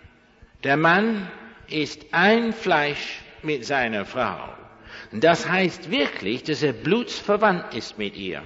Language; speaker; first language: German; non-native, fluent; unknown